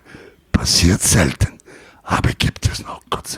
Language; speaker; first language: German; non-native, learner; Italian